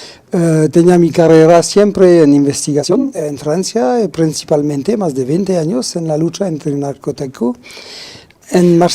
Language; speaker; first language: Spanish; non-native, fluent; French